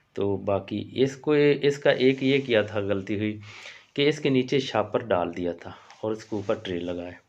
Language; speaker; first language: Hindi; non-native, local second language; Punjabi